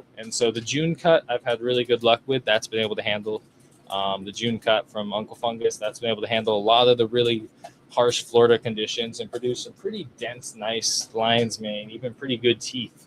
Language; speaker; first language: English; native; English